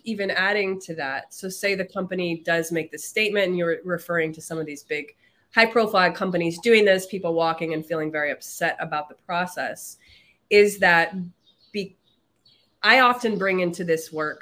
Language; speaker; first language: English; native; English